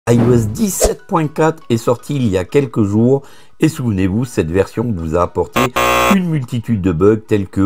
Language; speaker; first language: French; native; French